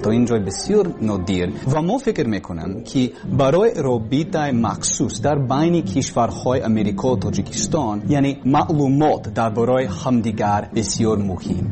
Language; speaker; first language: Persian; non-native, learner; English